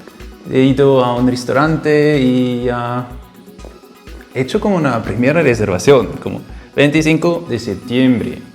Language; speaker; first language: Spanish; non-native, fluent; German